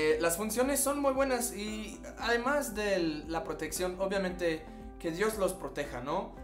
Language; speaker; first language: Spanish; non-native, fluent; English